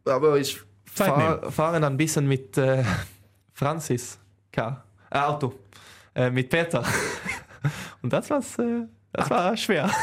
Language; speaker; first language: German; non-native, learner; Swedish